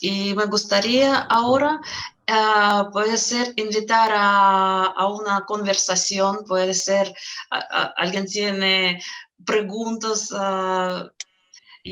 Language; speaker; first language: Spanish; non-native, fluent; Russian